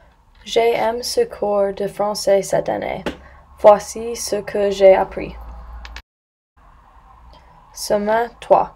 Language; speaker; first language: French; non-native, learner; English